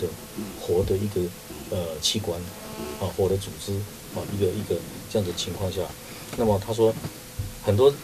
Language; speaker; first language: Chinese; native; Chinese